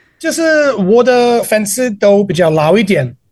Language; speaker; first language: Chinese; non-native, learner; English